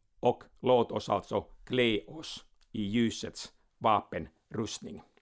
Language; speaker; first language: Swedish; non-native, local second language; Finnish